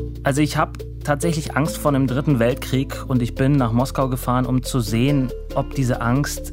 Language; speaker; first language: German; native; German